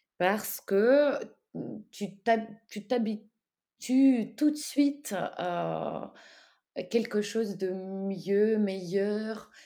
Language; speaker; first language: French; non-native, fluent; Ukrainian